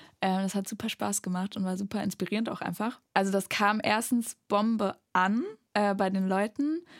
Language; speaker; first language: German; native; German